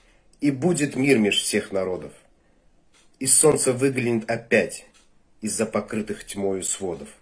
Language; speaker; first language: Russian; native; Russian